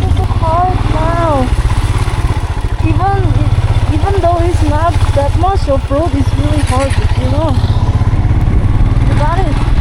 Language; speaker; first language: English; non-native, learner; Korean